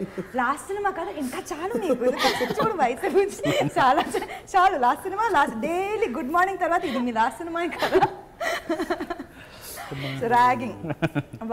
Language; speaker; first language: Telugu; non-native, fluent; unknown